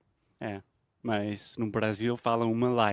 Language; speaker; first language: Portuguese; non-native, fluent; English